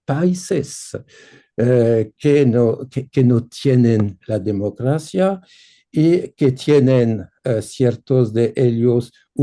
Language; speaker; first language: Spanish; non-native, fluent; French